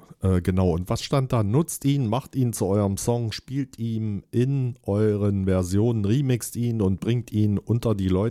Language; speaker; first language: German; native; German